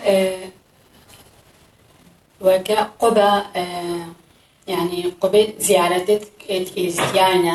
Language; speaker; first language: German; non-native, learner; Kurdish